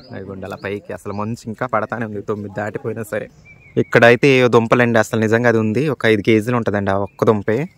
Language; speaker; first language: Telugu; native; Telugu